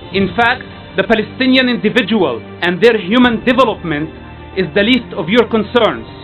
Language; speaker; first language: English; non-native, fluent; Arabic